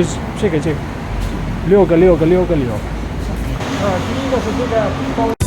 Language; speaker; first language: Chinese; non-native, fluent; Italian